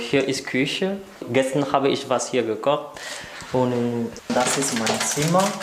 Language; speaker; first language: German; non-native, learner; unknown